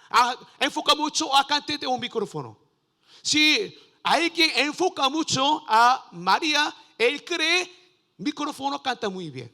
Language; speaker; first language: Spanish; non-native, learner; Korean